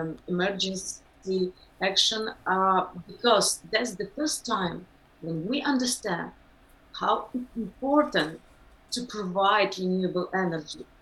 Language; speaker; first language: English; non-native, learner; Ukrainian